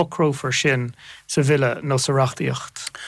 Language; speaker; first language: Irish; native; Irish